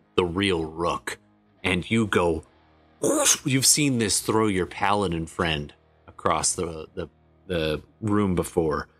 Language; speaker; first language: English; native; English